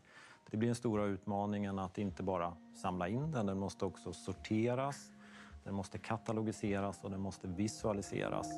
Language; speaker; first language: Swedish; native; Swedish